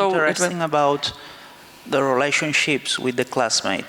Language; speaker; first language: English; non-native, fluent; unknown